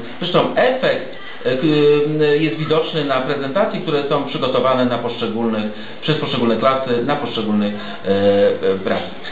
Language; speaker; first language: Polish; native; Polish